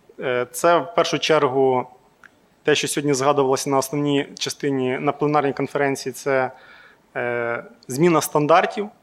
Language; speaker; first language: Ukrainian; native; Ukrainian